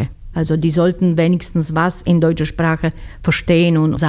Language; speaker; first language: German; non-native, fluent; Slovak